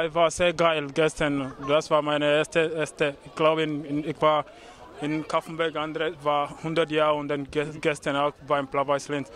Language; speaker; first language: German; non-native, learner; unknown